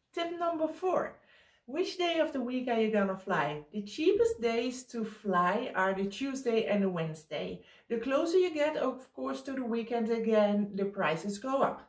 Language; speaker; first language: English; non-native, fluent; Dutch